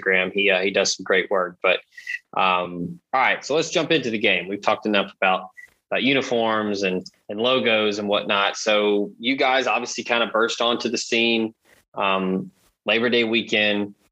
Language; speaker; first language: English; native; English